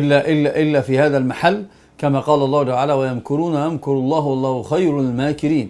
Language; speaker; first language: Arabic; native; Arabic